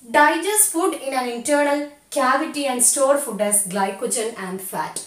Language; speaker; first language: English; non-native, local second language; Malayalam